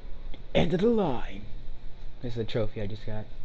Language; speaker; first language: English; native; English